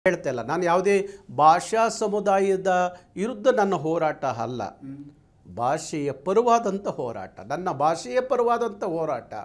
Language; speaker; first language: Kannada; native; Kannada